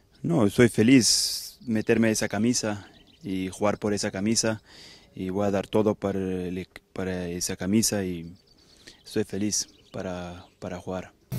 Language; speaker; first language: Spanish; early bilingual, heritage; Spanish